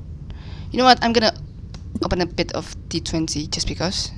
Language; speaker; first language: English; non-native, fluent; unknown